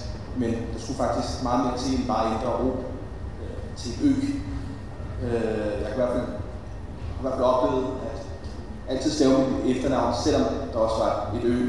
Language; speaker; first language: Danish; early bilingual, other home language; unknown